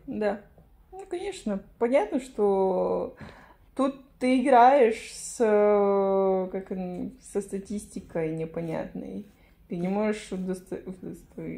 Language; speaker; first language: Russian; non-native, fluent; Spanish